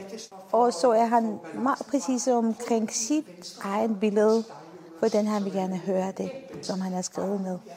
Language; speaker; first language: Danish; non-native, fluent; Armenian